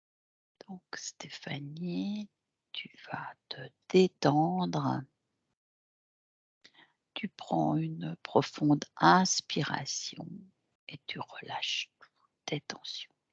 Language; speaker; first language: French; native; French